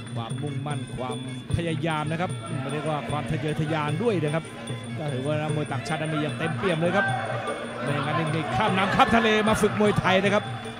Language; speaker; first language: Thai; native; Thai